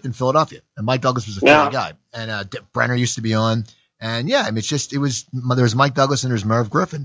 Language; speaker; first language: English; native; English